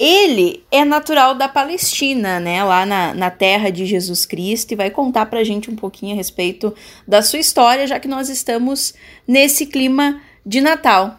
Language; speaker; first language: Portuguese; native; Portuguese